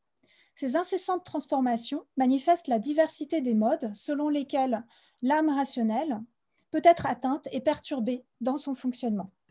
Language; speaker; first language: French; native; French